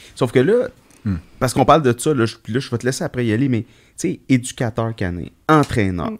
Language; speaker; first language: French; native; French